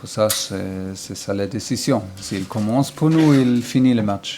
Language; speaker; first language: French; non-native, learner; German